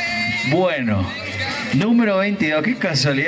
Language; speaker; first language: Spanish; native; Spanish